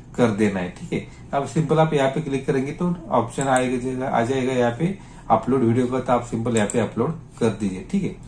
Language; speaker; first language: Hindi; non-native, local second language; Marathi